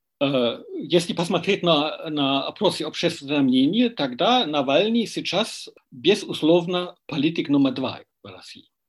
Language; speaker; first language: Russian; non-native, fluent; German